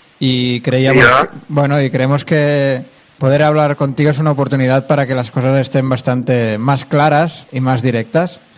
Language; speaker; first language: Spanish; non-native, local second language; Catalan